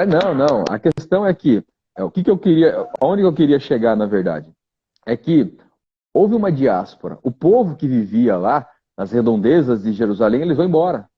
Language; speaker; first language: Portuguese; native; Portuguese